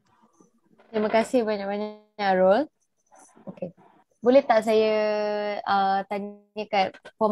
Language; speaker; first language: Malay; native; Malay